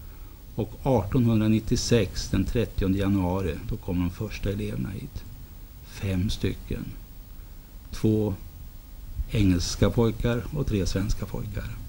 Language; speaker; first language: Swedish; native; Swedish